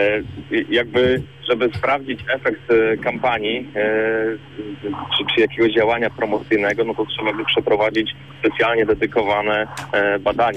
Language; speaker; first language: Polish; native; Polish